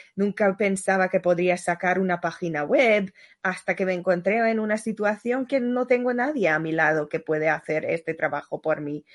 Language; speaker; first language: Spanish; non-native, fluent; Hungarian